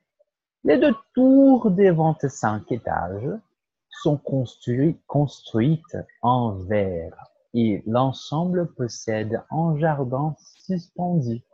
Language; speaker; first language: French; non-native, fluent; Portuguese